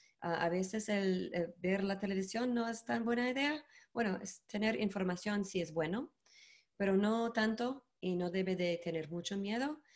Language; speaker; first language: Spanish; non-native, learner; English